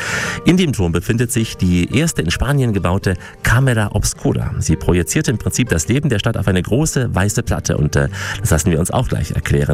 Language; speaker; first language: German; native; German